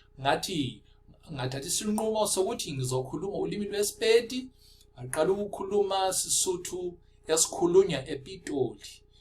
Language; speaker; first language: Zulu; non-native, local second language; Afrikaans